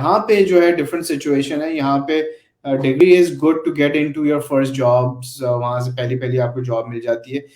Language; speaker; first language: Urdu; native; Urdu